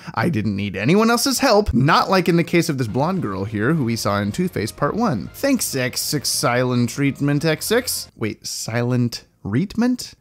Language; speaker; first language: English; native; English